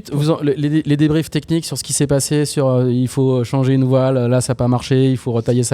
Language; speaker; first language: French; native; French